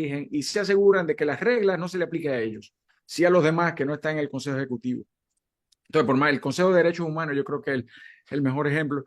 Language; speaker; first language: Spanish; native; Spanish